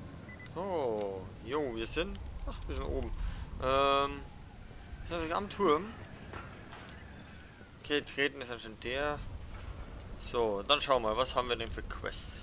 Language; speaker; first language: German; native; German